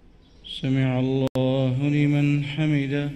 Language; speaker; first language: Arabic; native; Arabic